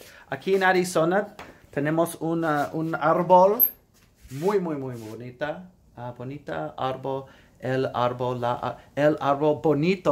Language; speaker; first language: Spanish; non-native, fluent; English